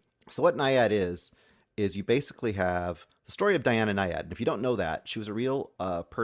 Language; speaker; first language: English; native; English